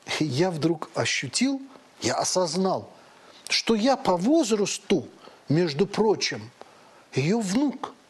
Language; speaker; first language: Russian; native; Russian